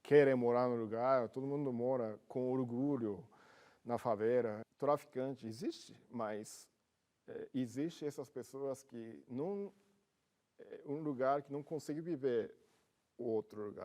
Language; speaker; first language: Portuguese; non-native, learner; Japanese